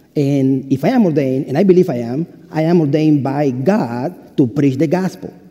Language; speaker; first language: English; non-native, fluent; Spanish